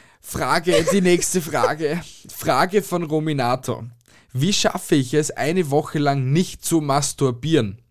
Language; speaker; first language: German; native; German